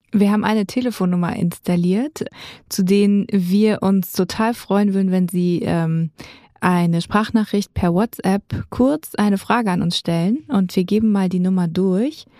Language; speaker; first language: German; native; German